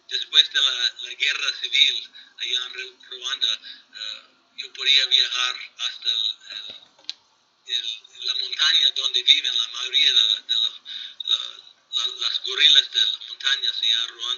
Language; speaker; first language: Spanish; non-native, fluent; English